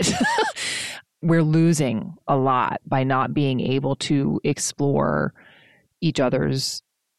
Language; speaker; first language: English; native; English